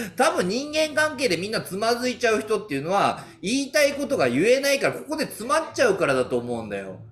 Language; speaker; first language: Japanese; native; Japanese